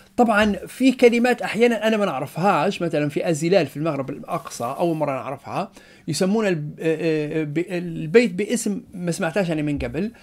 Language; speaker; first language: Arabic; non-native, local second language; Berber languages